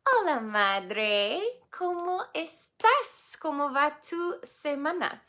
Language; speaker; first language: Spanish; non-native, fluent; English